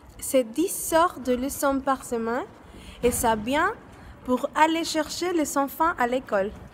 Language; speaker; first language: French; non-native, learner; Spanish